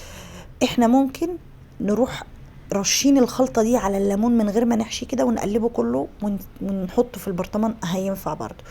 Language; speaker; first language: Arabic; native; Arabic